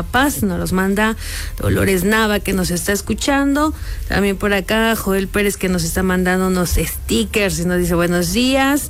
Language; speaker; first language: Spanish; native; Spanish